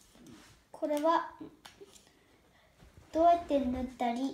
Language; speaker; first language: Japanese; early bilingual, heritage; Japanese